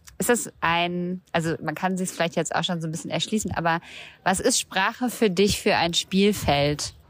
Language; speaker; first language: German; native; German